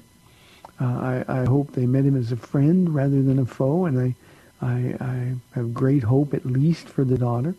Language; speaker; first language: English; native; English